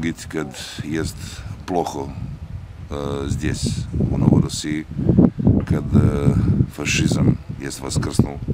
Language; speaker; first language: Russian; non-native, learner; Serbian